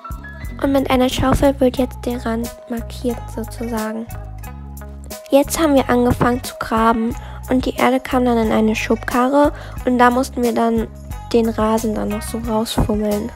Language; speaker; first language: German; native; German